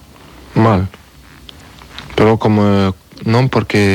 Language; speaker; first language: Spanish; non-native, learner; French